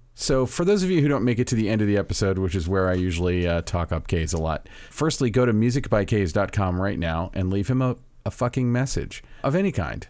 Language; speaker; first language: English; native; English